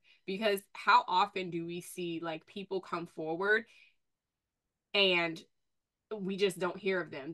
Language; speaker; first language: English; native; English